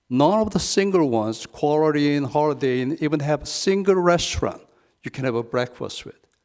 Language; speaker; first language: English; non-native, fluent; Korean